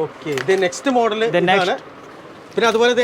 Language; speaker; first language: Malayalam; native; Malayalam